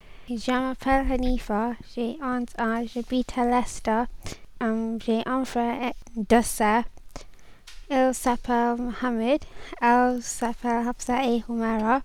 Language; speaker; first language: French; non-native, learner; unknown